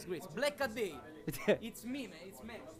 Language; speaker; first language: English; non-native, fluent; Italian